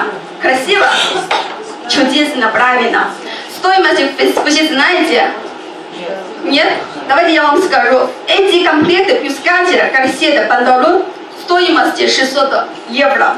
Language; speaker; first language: Russian; non-native, learner; Chinese